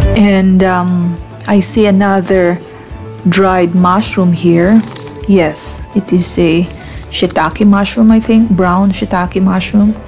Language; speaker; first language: English; non-native, local second language; Filipino